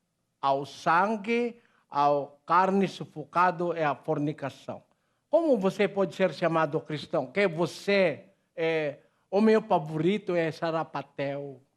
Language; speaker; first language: Portuguese; non-native, learner; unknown